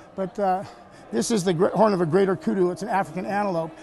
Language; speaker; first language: English; native; English